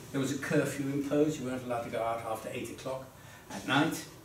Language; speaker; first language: English; early bilingual, other home language; Dutch